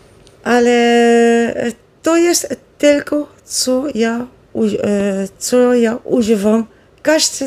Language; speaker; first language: Polish; non-native, learner; Dutch